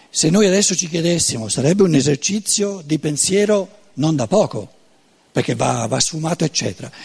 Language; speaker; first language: Italian; native; Italian